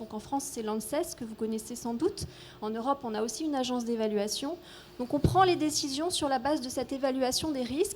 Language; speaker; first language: French; native; French